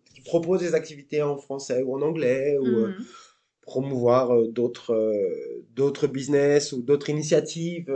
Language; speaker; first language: French; native; French